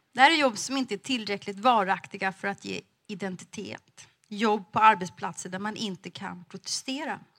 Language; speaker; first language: Swedish; native; Swedish